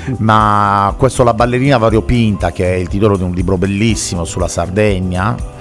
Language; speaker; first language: Italian; native; Italian